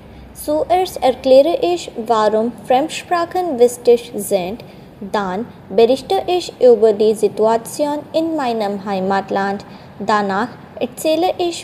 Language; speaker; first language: German; non-native, learner; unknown